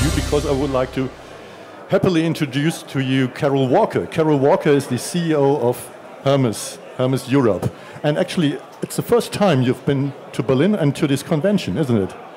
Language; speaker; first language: English; non-native, fluent; German